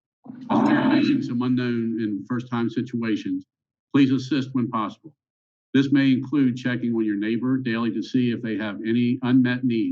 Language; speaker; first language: English; native; English